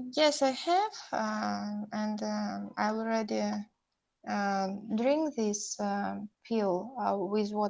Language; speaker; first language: English; non-native, learner; Russian